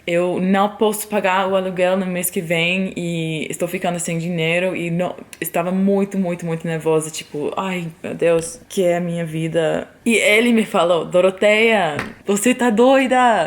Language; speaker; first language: Portuguese; non-native, fluent; English